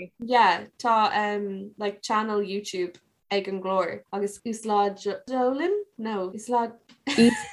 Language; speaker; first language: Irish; non-native, local second language; English